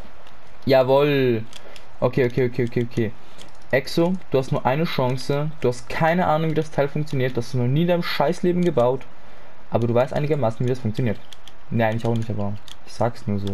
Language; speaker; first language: German; native; German